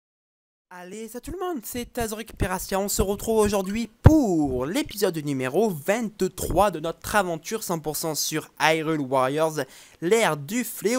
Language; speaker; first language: French; native; French